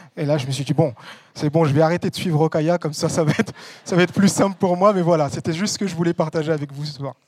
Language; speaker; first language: French; native; French